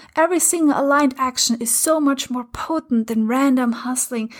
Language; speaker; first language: English; non-native, fluent; German